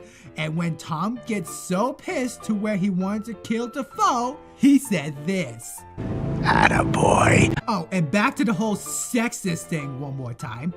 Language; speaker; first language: English; native; English